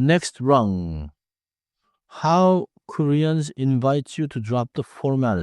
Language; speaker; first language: English; non-native, fluent; Korean